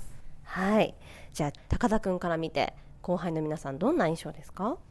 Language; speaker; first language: Japanese; native; Japanese